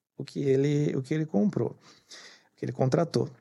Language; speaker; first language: Portuguese; native; Portuguese